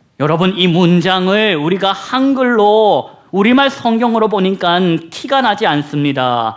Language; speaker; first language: Korean; native; Korean